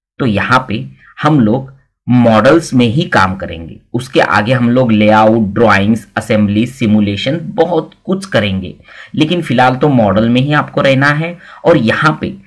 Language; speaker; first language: Hindi; non-native, local second language; Marathi